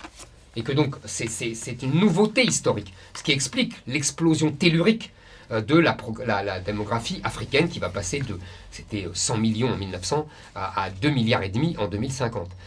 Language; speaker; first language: French; native; French